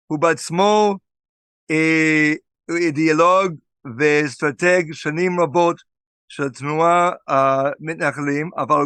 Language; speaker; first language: Hebrew; non-native, fluent; English